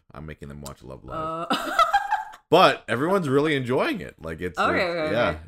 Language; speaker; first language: English; native; English